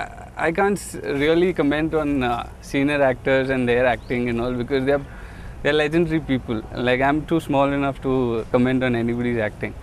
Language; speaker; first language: English; non-native, local second language; Telugu